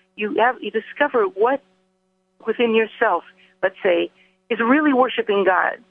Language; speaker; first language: English; native; English